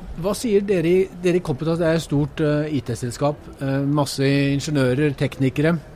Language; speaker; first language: Norwegian; native; Norwegian